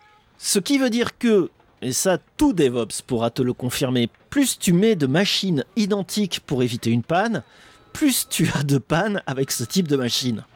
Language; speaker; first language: French; native; French